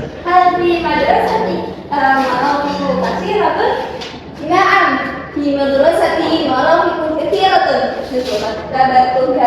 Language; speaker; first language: Arabic; non-native, learner; Indonesian